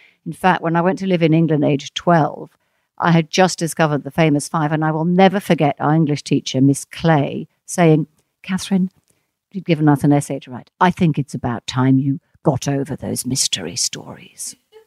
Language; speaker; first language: English; non-native, fluent; French